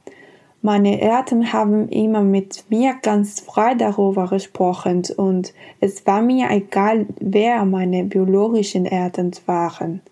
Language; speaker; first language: German; non-native, fluent; Spanish